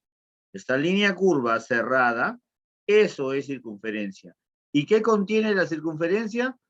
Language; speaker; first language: Spanish; native; Spanish